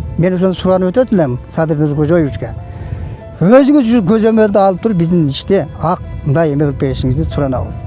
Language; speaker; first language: Kyrgyz; native; Kyrgyz